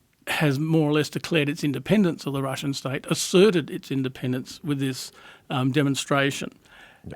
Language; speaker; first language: English; native; English